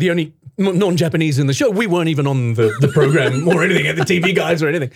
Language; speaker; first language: English; native; English